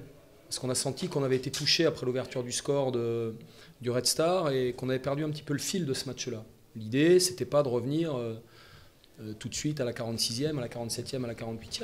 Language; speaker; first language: French; native; French